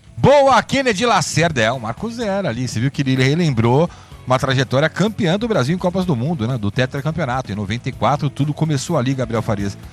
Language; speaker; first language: Portuguese; native; Portuguese